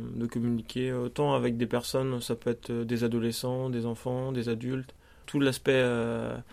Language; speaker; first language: French; native; French